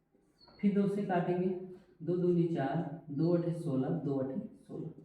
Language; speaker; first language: Hindi; native; Hindi